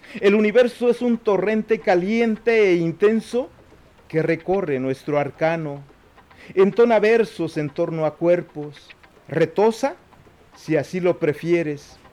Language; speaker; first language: Spanish; non-native, local second language; Zapotec